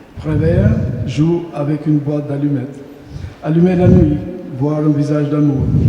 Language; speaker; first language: French; non-native, fluent; Albanian